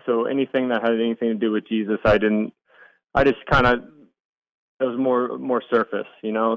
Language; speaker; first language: English; native; English